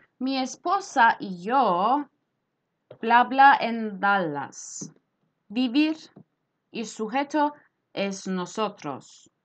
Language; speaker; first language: Spanish; non-native, fluent; Turkish